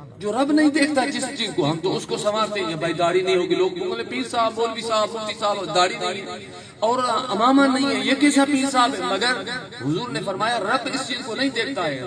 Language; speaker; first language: Urdu; non-native, local second language; Sindhi